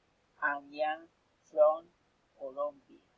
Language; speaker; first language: English; non-native, learner; Spanish